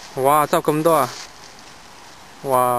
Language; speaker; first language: Cantonese; native; Cantonese